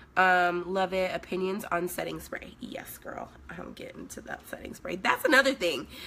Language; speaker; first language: English; non-native, fluent; Swedish